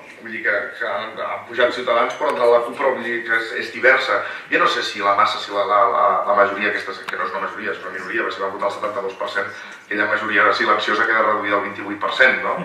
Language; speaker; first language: Catalan; native; Catalan